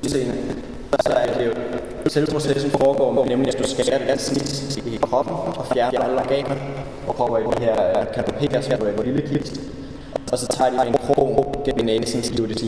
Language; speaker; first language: Danish; native; Danish